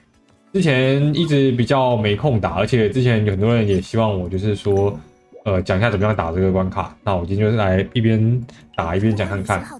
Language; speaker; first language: Chinese; native; Chinese